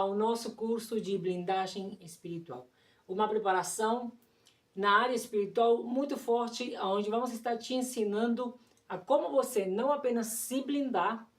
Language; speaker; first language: Portuguese; non-native, fluent; Spanish